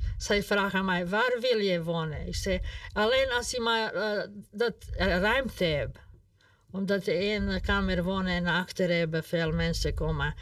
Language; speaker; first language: Dutch; non-native, learner; Serbian